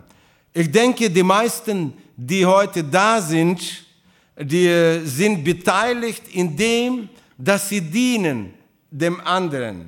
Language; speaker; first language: German; non-native, fluent; Russian